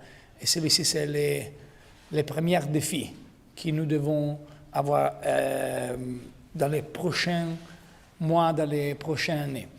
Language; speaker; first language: French; non-native, learner; Italian